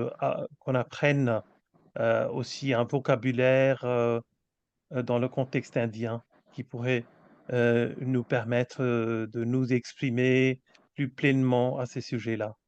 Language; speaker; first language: French; non-native, fluent; Bangla